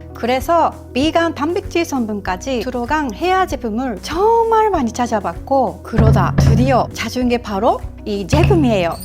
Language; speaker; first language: Korean; non-native, fluent; Japanese